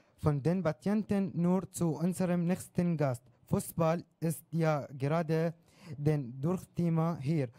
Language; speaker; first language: German; non-native, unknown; Arabic